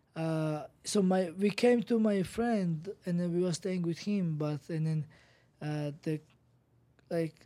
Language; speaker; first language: English; non-native, learner; Georgian